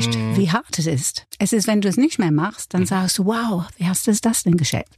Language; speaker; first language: German; non-native, fluent; English